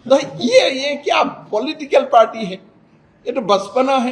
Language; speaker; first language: Hindi; non-native, local second language; Assamese